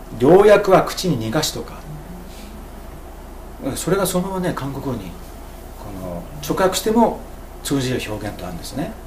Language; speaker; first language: Japanese; native; Japanese